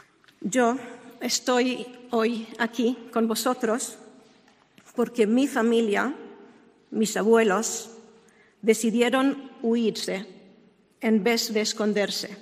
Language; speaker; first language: Spanish; non-native, fluent; Hebrew